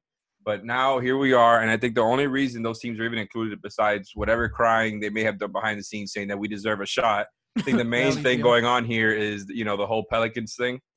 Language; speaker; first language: English; native; English